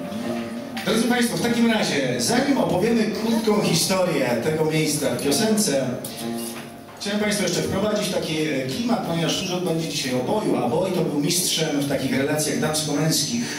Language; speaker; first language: Polish; native; Polish